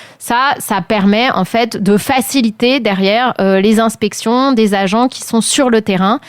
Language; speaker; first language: French; native; French